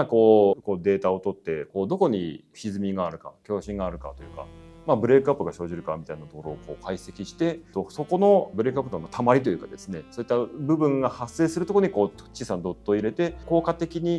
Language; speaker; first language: Japanese; native; Japanese